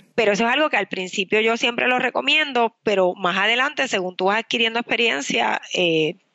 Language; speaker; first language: Spanish; native; Spanish